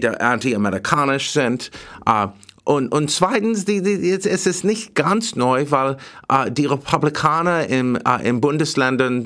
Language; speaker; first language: German; non-native, fluent; English